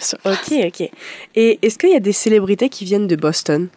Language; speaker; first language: French; native; French